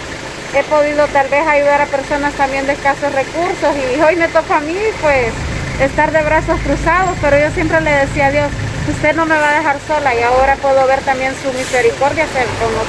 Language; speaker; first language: Spanish; native; Spanish